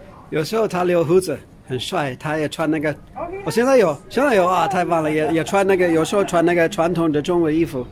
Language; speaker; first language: Chinese; non-native, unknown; English